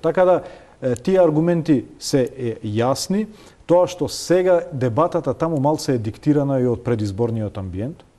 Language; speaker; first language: Macedonian; non-native, local second language; Albanian